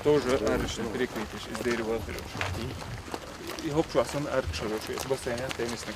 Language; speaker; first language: Russian; non-native, local second language; Chechen